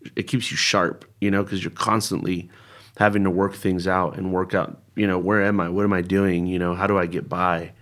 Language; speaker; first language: English; early bilingual, other home language; Spanish